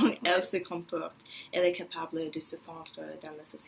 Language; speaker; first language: French; non-native, learner; English